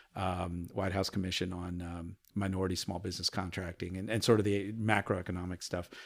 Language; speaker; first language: English; early bilingual, other home language; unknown